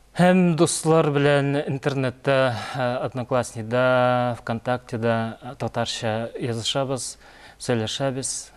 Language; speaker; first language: Tatar; non-native, learner; Yakut